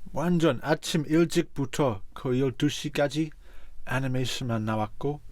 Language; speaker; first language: Korean; non-native, fluent; English